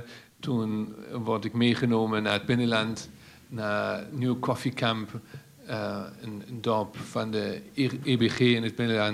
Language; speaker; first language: Dutch; non-native, fluent; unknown